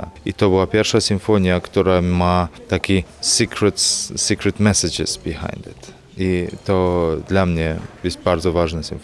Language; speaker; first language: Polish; non-native, fluent; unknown